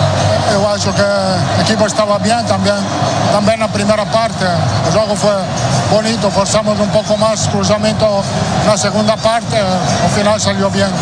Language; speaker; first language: Portuguese; non-native, learner; Italian